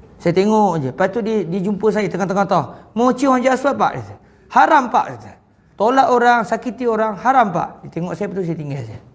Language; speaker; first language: Malay; native; Malay